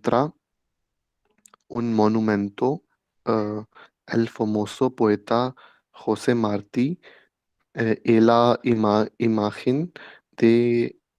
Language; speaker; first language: Spanish; non-native, learner; Hindi